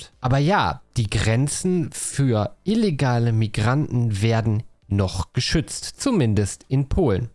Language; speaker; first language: German; native; German